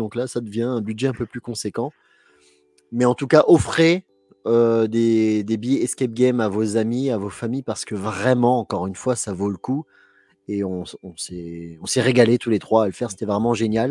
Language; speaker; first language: French; native; French